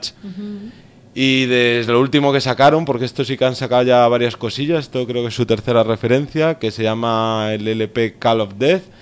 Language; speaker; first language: Spanish; native; Spanish